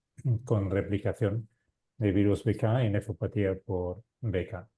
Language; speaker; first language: Spanish; non-native, fluent; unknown